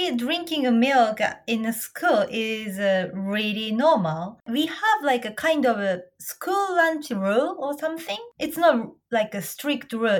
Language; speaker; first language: English; non-native, fluent; Japanese